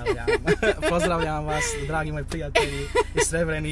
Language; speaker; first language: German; early bilingual, other home language; Bosnian